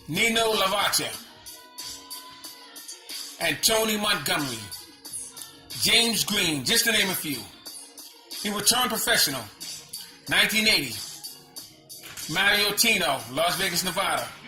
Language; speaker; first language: English; native; English